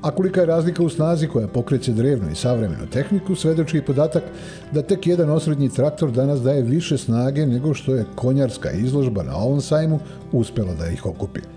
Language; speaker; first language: Serbian; native; Serbian